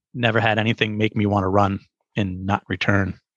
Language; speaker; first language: English; native; English